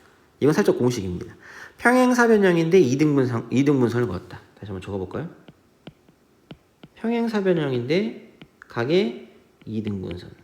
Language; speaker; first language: Korean; native; Korean